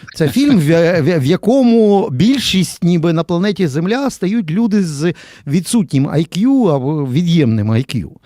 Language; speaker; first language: Ukrainian; native; Ukrainian